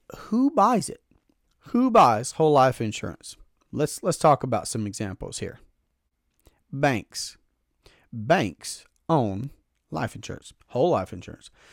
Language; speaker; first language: English; native; English